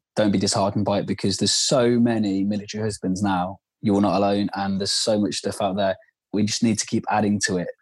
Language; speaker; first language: English; native; English